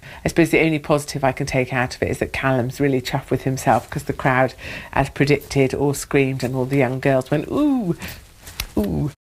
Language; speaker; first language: English; native; English